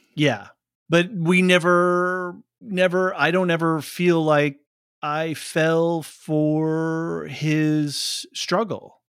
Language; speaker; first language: English; native; English